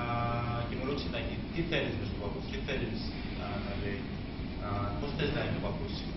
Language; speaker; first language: Greek; early bilingual, other home language; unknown